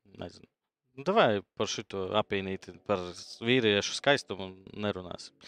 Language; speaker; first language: Latvian; native; Latvian